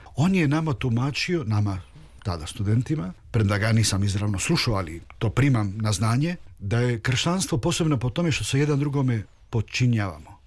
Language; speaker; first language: Serbian; early bilingual, heritage; Croatian